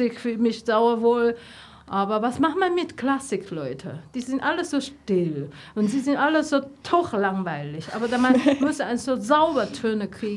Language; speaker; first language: German; non-native, learner; Chinese